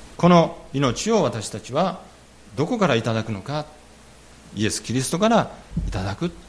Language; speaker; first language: Japanese; native; Japanese